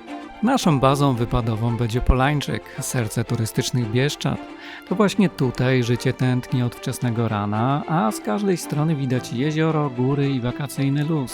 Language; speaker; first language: Polish; native; Polish